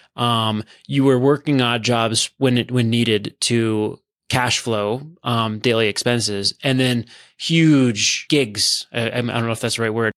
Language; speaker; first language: English; native; English